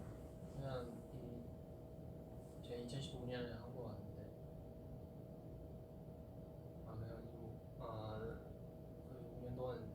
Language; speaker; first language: Korean; non-native, fluent; Chinese